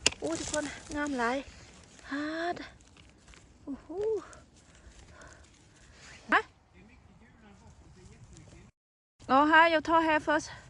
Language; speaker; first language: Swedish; non-native, learner; Thai